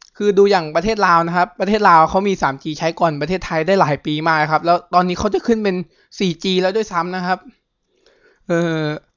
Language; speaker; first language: Thai; native; Thai